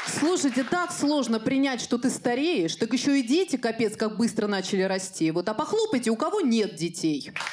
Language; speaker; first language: Russian; native; Russian